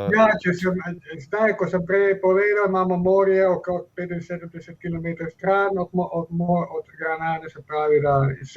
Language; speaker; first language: Slovenian; non-native, fluent; Spanish